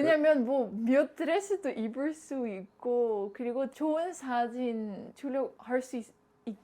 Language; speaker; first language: Korean; non-native, learner; Dutch